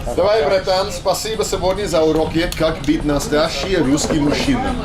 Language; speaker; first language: Russian; non-native, learner; English